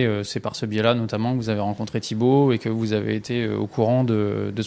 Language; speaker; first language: French; native; French